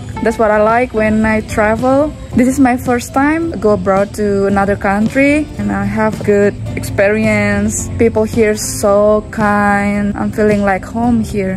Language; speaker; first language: English; non-native, learner; Indonesian